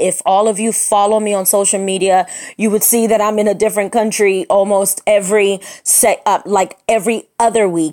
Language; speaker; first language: English; native; English